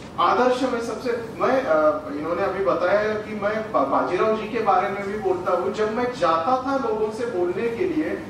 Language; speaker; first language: Hindi; non-native, local second language; Marathi